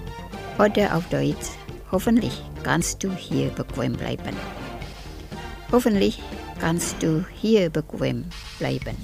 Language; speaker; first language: German; non-native, fluent; Indonesian